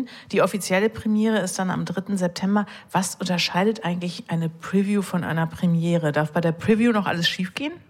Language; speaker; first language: German; native; German